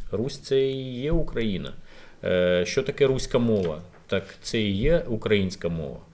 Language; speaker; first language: Ukrainian; native; Ukrainian